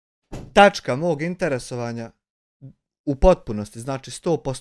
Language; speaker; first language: Bosnian; native; Bosnian